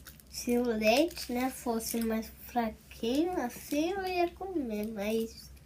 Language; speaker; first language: Portuguese; early bilingual, heritage; Portuguese